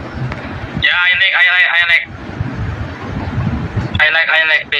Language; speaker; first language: English; non-native, learner; Indonesian